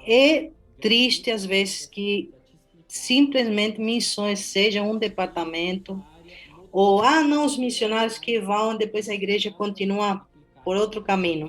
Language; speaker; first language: Portuguese; non-native, fluent; Spanish